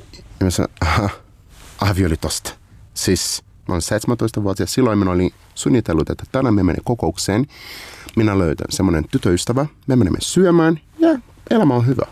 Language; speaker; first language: Finnish; non-native, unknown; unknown